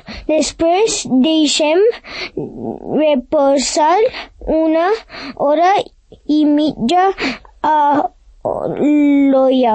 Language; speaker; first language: Catalan; early bilingual, other home language; English